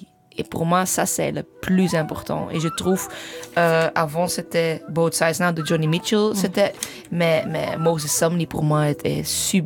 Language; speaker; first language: French; non-native, learner; English